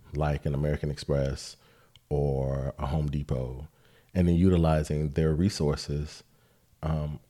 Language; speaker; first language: English; native; English